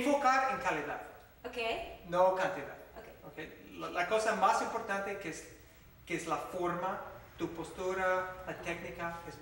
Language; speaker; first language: Spanish; non-native, fluent; English